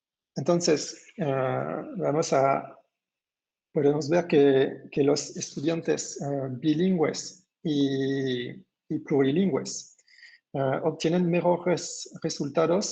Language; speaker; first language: Spanish; non-native, fluent; French